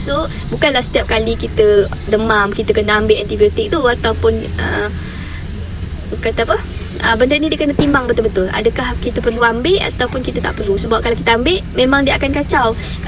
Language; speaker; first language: Malay; native; Malay